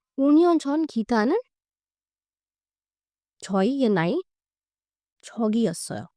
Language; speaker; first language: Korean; non-native, fluent; Hindi